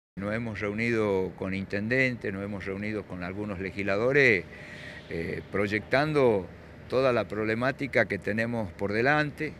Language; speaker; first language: Spanish; native; Spanish